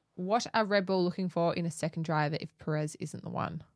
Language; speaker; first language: English; native; English